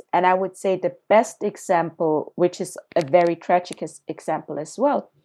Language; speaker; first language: English; early bilingual, other home language; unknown